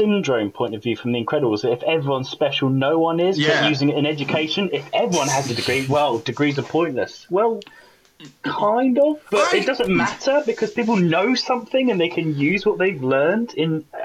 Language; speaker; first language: English; native; English